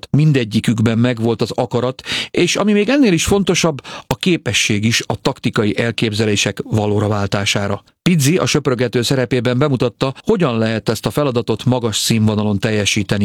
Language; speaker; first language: Hungarian; native; Hungarian